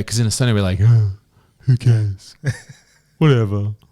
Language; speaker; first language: English; native; English